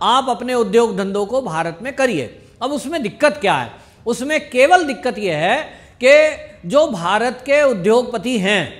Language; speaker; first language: Hindi; native; Hindi